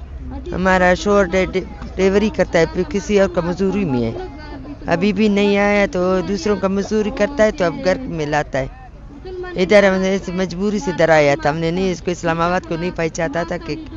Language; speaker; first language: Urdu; non-native, local second language; Baluchi